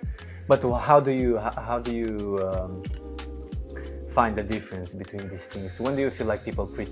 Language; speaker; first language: English; non-native, fluent; Romanian